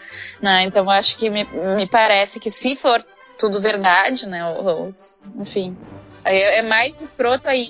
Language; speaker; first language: Portuguese; native; Portuguese